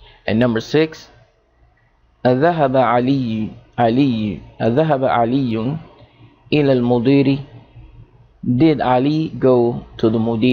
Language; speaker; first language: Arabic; non-native, fluent; English